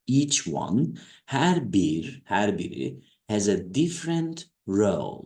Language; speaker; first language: English; non-native, fluent; Turkish